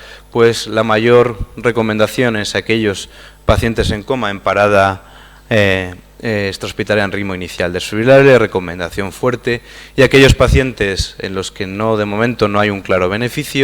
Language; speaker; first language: Spanish; native; Spanish